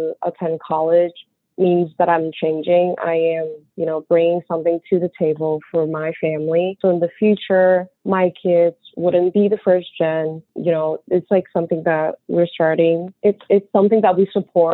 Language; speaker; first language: English; early bilingual, other home language; Chinese